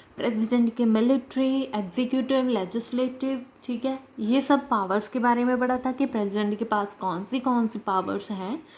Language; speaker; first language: Hindi; native; Hindi